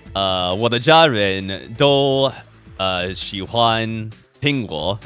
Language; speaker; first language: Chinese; non-native, learner; English